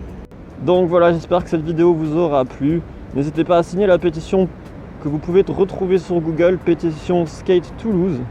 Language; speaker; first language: French; native; French